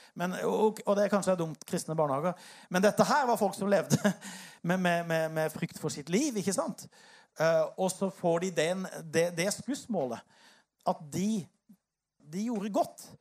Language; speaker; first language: Norwegian; native; Norwegian